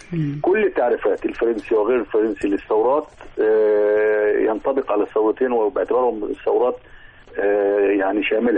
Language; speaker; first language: Arabic; native; Arabic